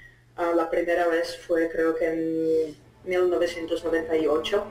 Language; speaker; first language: Spanish; non-native, fluent; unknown